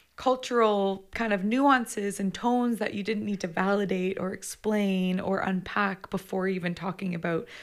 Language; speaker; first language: English; native; English